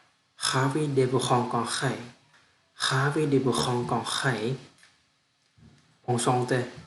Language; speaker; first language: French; non-native, learner; Vietnamese